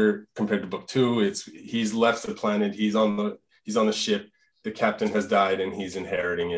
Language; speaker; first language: English; non-native, fluent; French